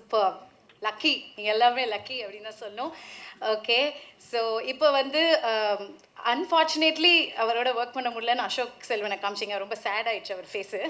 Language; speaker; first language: Tamil; native; Tamil